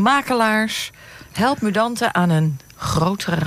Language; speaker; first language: Dutch; native; Dutch